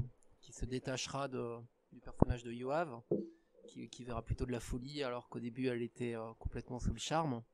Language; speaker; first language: French; native; French